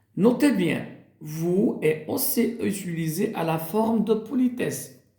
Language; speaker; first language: French; non-native, local second language; Arabic